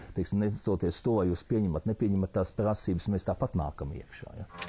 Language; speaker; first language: Latvian; native; Latvian